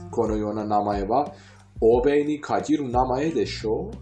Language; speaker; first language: Japanese; non-native, fluent; Persian